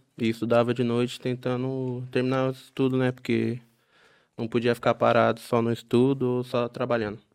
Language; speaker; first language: Portuguese; native; Portuguese